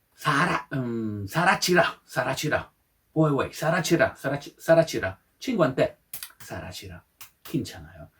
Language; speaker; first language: Korean; non-native, fluent; Italian